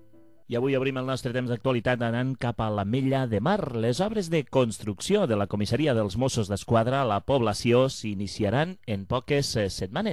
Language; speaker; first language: Catalan; native; Catalan